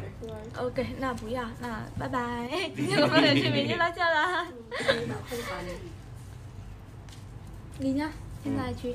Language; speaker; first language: Chinese; non-native, learner; Vietnamese